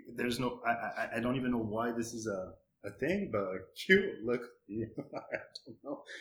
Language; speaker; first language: English; non-native, fluent; French